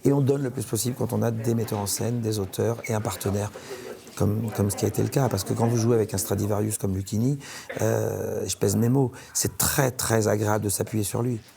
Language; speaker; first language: French; native; French